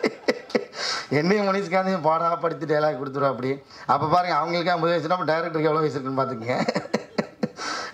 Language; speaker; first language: Tamil; native; Tamil